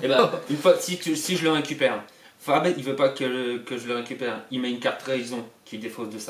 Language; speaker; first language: French; native; French